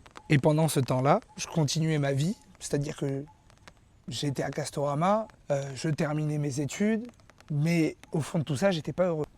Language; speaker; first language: French; native; French